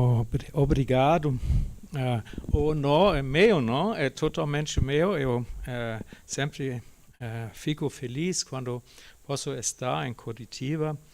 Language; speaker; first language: Portuguese; non-native, fluent; German